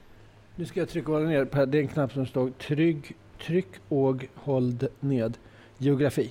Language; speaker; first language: Swedish; native; Swedish